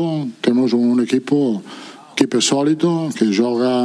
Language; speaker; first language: Portuguese; non-native, learner; Italian